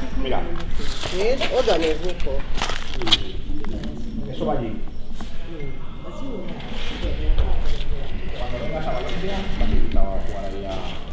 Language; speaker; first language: Spanish; non-native, learner; Hungarian